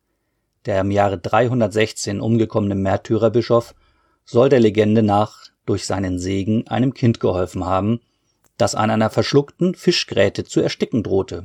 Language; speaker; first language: German; native; German